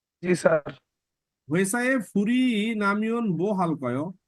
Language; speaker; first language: Korean; non-native, learner; Bangla